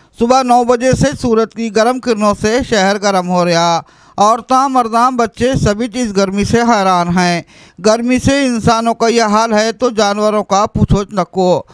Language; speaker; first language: Hindi; non-native, local second language; Urdu